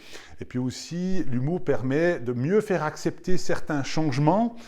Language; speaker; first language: French; native; French